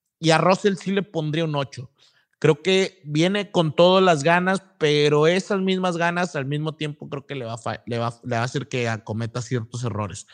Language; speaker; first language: Spanish; native; Spanish